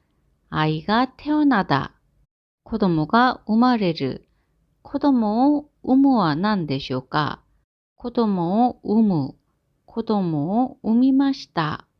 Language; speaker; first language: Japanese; non-native, fluent; Korean